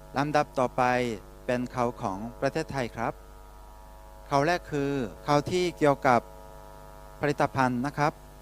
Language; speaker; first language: Thai; non-native, fluent; Korean